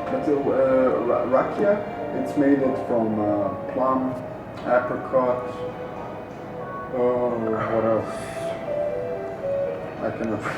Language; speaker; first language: English; non-native, fluent; Serbian